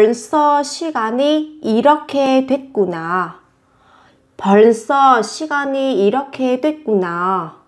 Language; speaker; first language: Korean; non-native, fluent; Vietnamese